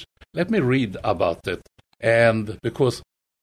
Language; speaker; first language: English; non-native, fluent; Swedish